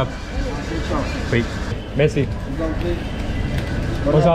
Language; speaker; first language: French; non-native, learner; Chinese